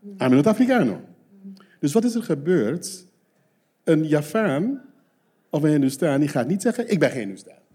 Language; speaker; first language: Dutch; non-native, local second language; Papiamento